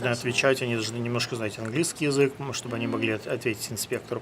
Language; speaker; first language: Russian; native; Russian